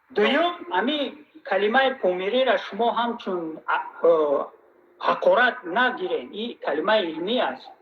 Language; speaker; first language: Tajik; non-native, local second language; Shughni